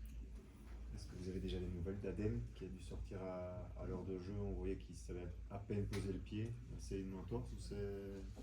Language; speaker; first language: French; native; French